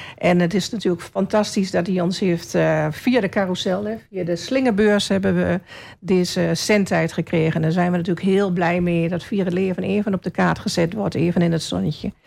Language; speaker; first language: Dutch; native; Dutch